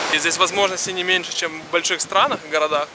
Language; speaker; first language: Russian; native; Russian